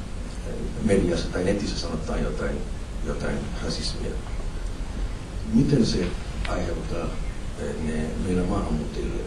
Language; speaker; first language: Finnish; non-native, fluent; Somali